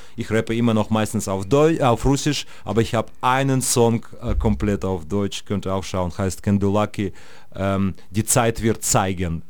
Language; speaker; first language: German; non-native, fluent; Russian